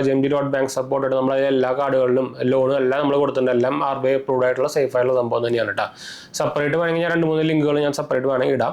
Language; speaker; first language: Malayalam; native; Malayalam